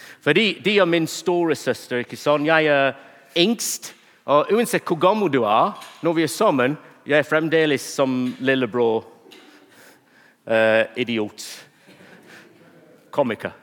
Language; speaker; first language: Norwegian; non-native, fluent; English